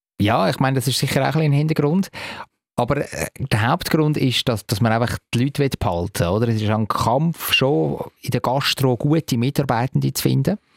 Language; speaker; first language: German; native; German